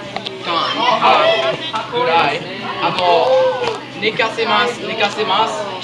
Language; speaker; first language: Japanese; non-native, learner; English